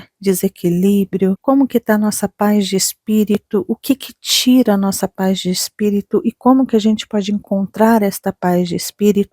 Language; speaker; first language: Portuguese; native; Portuguese